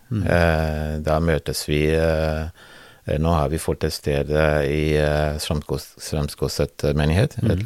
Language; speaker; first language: Norwegian; non-native, fluent; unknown